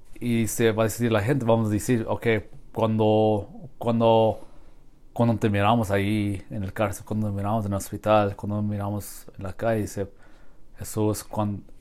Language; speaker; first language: Spanish; non-native, learner; English